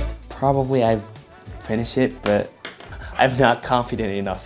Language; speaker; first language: English; non-native, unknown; Japanese